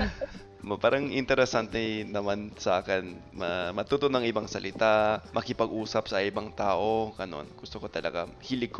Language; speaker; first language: Filipino; non-native, fluent; English